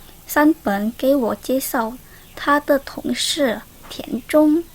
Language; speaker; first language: Chinese; non-native, learner; Indonesian